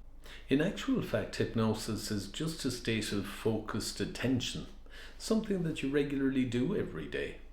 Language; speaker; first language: English; native; English